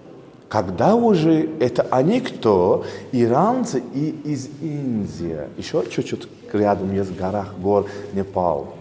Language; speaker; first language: Russian; non-native, local second language; Azerbaijani